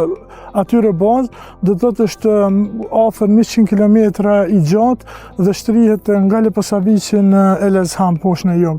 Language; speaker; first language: Albanian; native; Albanian